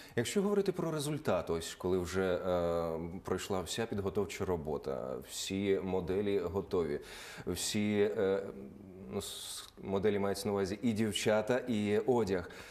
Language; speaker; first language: Ukrainian; native; Ukrainian